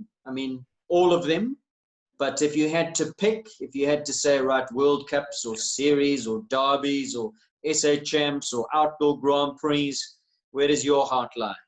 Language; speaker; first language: English; native; English